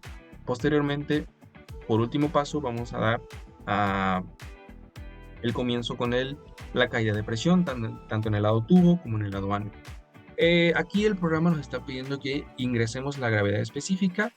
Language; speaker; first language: Spanish; native; Spanish